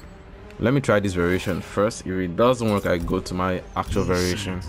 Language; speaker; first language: English; native; English